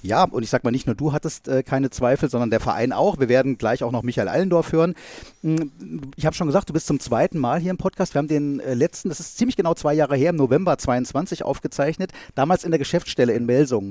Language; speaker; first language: German; native; German